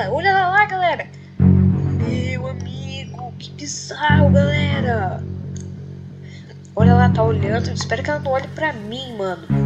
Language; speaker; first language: Portuguese; native; Portuguese